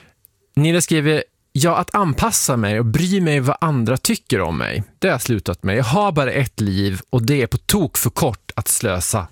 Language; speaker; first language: Swedish; native; Swedish